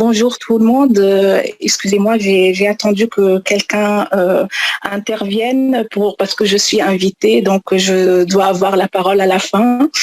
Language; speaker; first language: French; non-native, local second language; Arabic